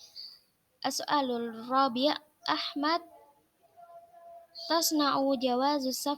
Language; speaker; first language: Arabic; non-native, fluent; Indonesian